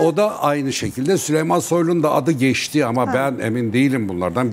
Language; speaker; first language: Turkish; native; Turkish